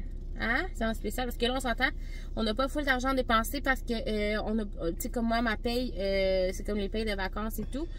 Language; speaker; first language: French; native; French